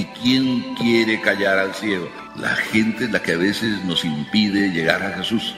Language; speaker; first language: Spanish; native; Spanish